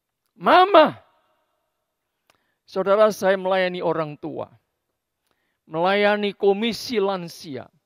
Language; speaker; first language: Indonesian; native; Indonesian